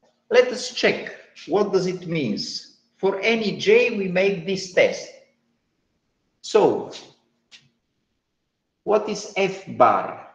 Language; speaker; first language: English; non-native, fluent; Bulgarian